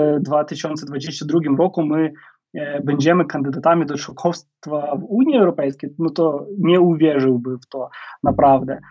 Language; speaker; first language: Polish; non-native, fluent; Ukrainian